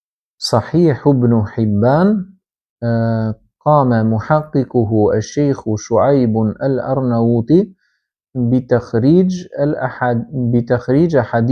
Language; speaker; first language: Arabic; non-native, fluent; Albanian